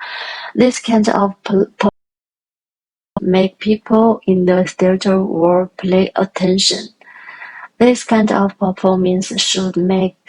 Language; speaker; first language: English; non-native, learner; Chinese